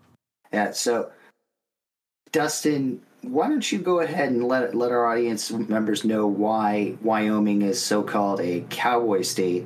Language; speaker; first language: English; native; English